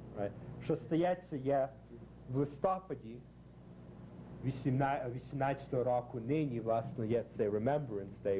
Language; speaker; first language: Ukrainian; early bilingual, heritage; Ukrainian